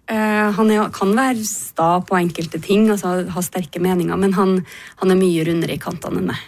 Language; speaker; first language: Norwegian; native; Norwegian